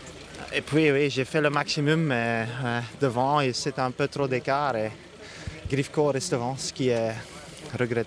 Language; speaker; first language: French; non-native, fluent; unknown